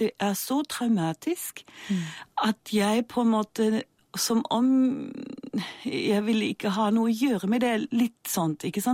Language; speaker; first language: Norwegian; non-native, fluent; German